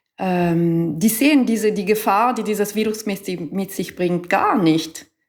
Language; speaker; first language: German; non-native, local second language; Italian